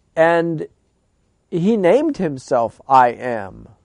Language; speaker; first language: English; native; English